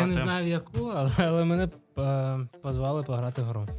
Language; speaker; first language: Ukrainian; non-native, local second language; Russian